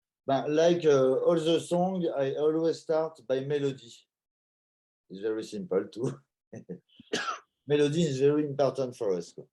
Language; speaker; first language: English; non-native, learner; French